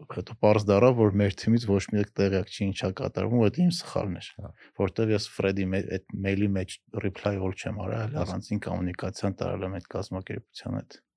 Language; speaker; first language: Armenian; native; Armenian